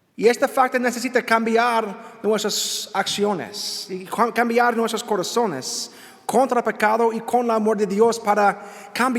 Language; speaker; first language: Spanish; non-native, learner; English